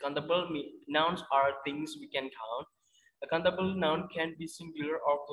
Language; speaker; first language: English; non-native, fluent; Indonesian